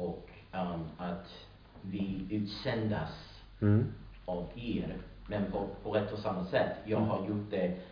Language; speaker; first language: Swedish; non-native, learner; English